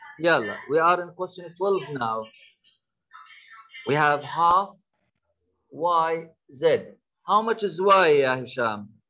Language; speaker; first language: English; non-native, fluent; Arabic